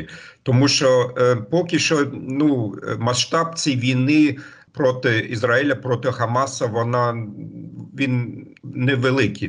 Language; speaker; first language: Ukrainian; non-native, fluent; German